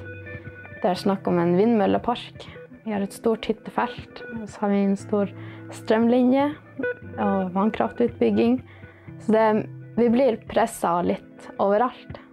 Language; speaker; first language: Norwegian; non-native, local second language; Northern Sami